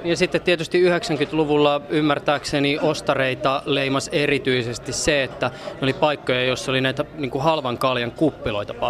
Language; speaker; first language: Finnish; native; Finnish